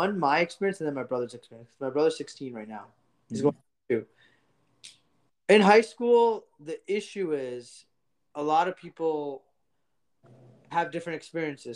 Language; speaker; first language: English; early bilingual, other home language; Gujarati